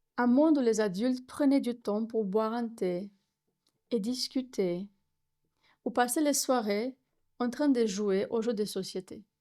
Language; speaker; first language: French; non-native, fluent; Romanian